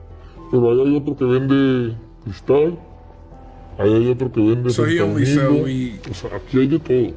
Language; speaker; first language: Spanish; native; Spanish